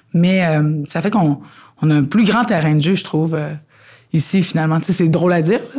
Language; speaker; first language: French; native; French